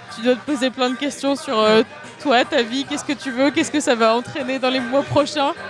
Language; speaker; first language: French; native; French